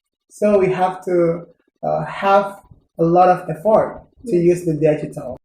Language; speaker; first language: English; non-native, learner; Indonesian